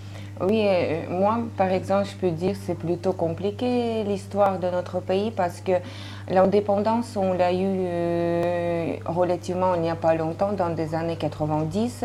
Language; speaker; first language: French; non-native, fluent; Russian